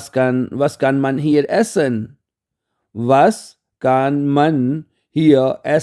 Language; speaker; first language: German; non-native, fluent; Urdu